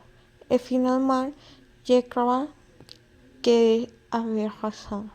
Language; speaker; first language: French; non-native, learner; Spanish